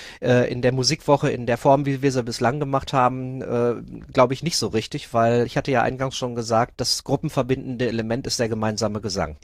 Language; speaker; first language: German; native; German